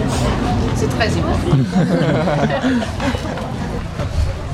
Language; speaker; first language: French; non-native, fluent; Italian